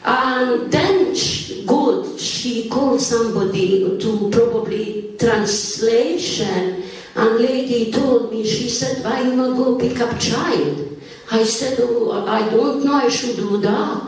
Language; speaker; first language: English; non-native, learner; Bosnian